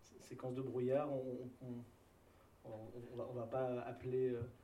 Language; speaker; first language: French; native; French